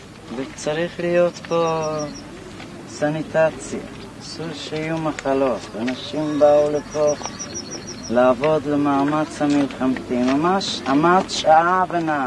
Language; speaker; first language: Hebrew; non-native, fluent; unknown